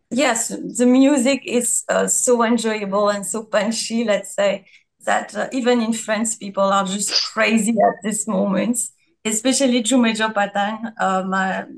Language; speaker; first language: English; non-native, fluent; French